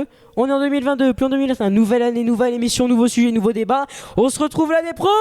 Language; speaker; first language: French; native; French